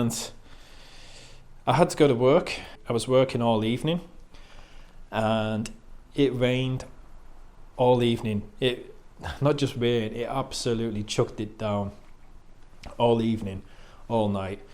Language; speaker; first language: English; native; English